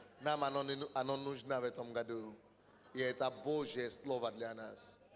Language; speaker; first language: Russian; non-native, fluent; Yoruba